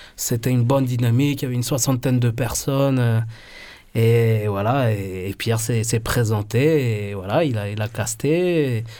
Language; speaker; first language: French; non-native, fluent; Spanish